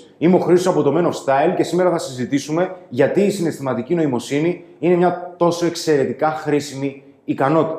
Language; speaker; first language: Greek; native; Greek